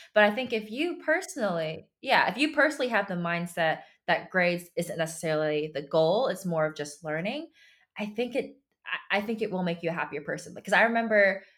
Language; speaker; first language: English; early bilingual, other home language; Chinese